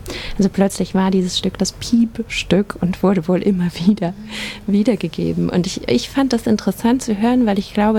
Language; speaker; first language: German; native; German